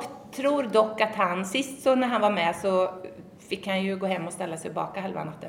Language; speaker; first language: Swedish; native; Swedish